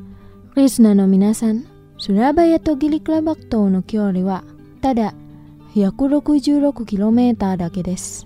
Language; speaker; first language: Japanese; non-native, fluent; Indonesian